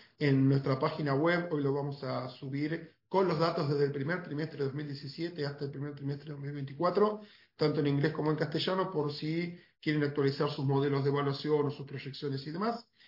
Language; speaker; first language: Spanish; native; Spanish